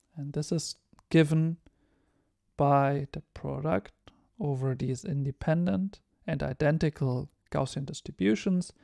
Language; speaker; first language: English; non-native, fluent; German